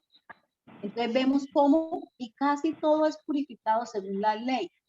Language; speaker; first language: Spanish; native; Spanish